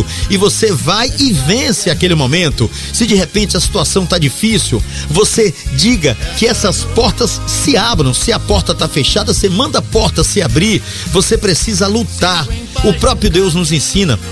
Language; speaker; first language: Portuguese; native; Portuguese